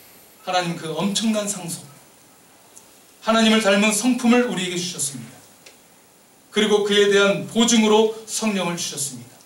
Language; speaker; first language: Korean; native; Korean